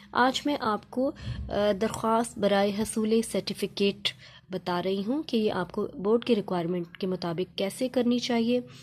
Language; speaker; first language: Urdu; native; Urdu